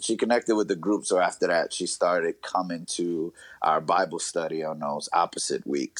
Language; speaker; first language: English; native; English